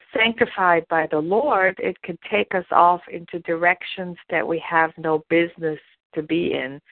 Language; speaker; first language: English; non-native, fluent; German